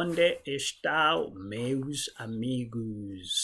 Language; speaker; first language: Portuguese; non-native, fluent; English